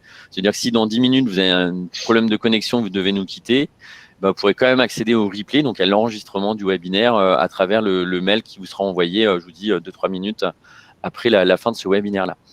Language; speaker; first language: French; native; French